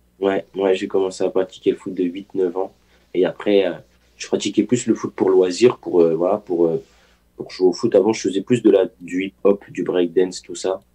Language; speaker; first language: French; early bilingual, other home language; Haitian Creole